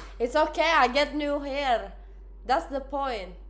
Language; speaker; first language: English; non-native, learner; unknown